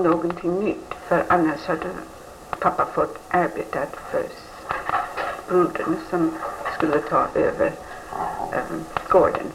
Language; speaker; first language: Swedish; early bilingual, heritage; Swedish